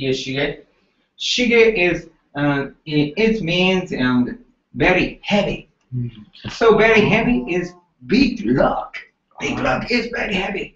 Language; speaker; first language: English; non-native, learner; Japanese